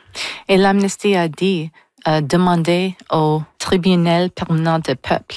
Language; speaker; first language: French; non-native, local second language; English